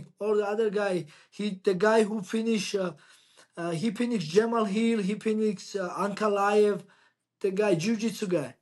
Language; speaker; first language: English; non-native, learner; Georgian